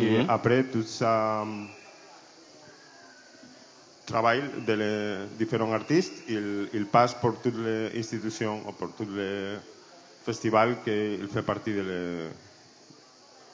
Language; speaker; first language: French; non-native, learner; Spanish